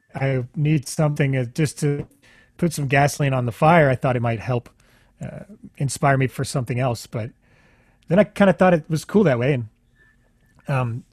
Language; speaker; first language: English; native; English